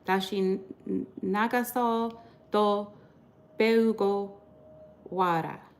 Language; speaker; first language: Korean; non-native, learner; English